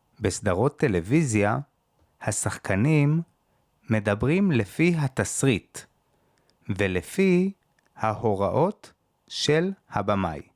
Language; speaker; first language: Hebrew; native; Hebrew